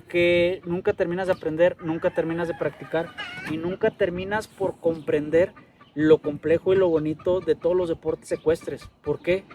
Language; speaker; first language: Spanish; native; Spanish